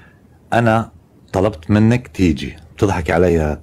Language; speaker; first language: Arabic; native; Arabic